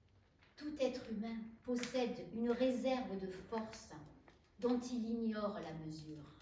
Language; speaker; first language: French; native; French